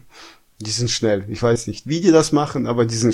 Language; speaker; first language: German; non-native, fluent; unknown